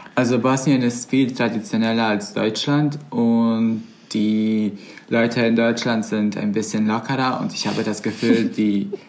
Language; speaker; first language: German; non-native, fluent; Croatian